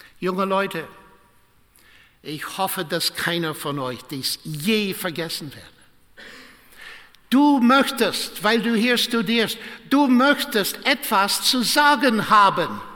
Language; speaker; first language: German; non-native, fluent; English